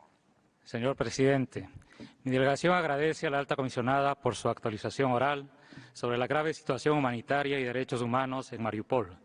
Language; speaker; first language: Spanish; native; Spanish